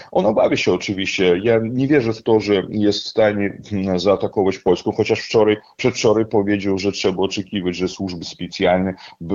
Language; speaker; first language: Polish; non-native, fluent; Russian